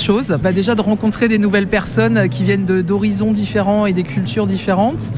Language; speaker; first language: French; native; French